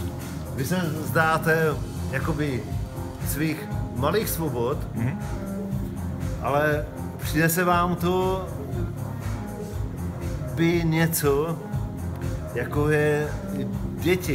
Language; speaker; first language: Czech; non-native, local second language; Polish